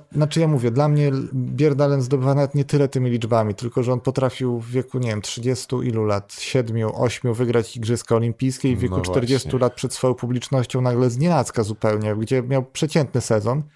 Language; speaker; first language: Polish; native; Polish